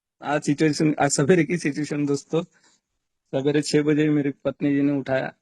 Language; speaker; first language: Hindi; non-native, local second language; Marathi